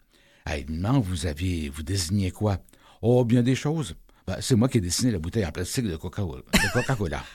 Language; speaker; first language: French; native; French